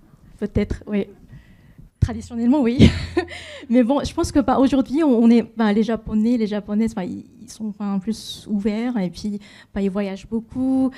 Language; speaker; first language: French; non-native, fluent; Japanese